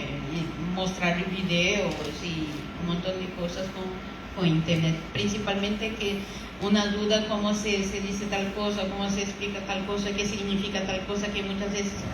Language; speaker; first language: Spanish; non-native, fluent; Portuguese